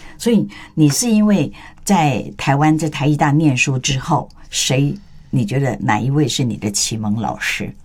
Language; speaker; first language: Chinese; native; Chinese